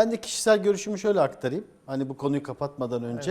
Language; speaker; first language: Turkish; native; Turkish